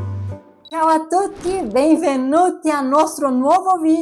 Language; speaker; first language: Italian; non-native, fluent; Portuguese